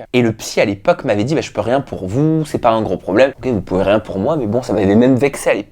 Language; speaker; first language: French; native; French